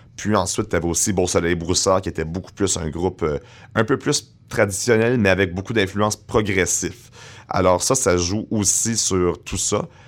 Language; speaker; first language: French; native; French